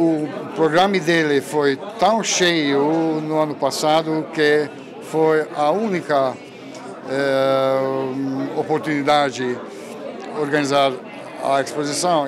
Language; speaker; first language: Portuguese; non-native, fluent; Hungarian